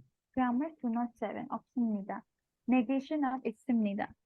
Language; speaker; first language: Korean; non-native, learner; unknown